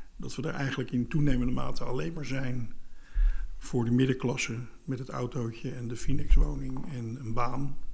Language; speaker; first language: Dutch; native; Dutch